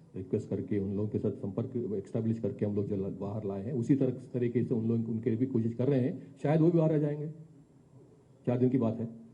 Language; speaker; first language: Hindi; non-native, local second language; Telugu